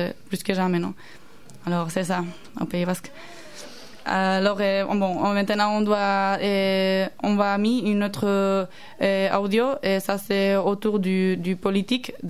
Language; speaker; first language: French; non-native, learner; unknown